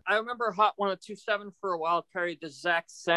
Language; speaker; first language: English; native; English